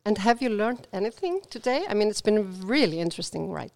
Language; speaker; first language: English; non-native, fluent; Icelandic